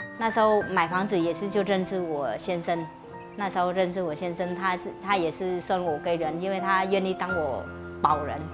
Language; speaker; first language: Chinese; non-native, fluent; Vietnamese